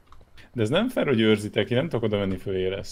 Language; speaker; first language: Hungarian; native; Hungarian